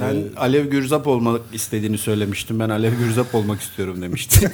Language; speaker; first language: Turkish; native; Turkish